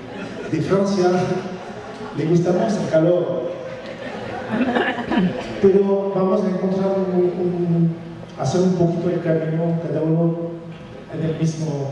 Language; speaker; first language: Spanish; non-native, fluent; French